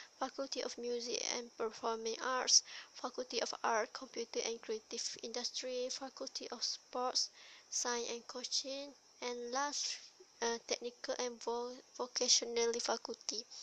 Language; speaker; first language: English; non-native, learner; Malay